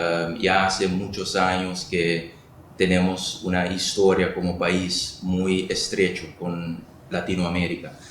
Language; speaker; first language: Spanish; non-native, local second language; Papiamento